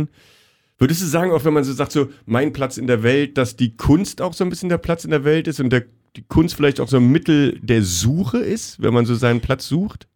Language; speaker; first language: German; native; German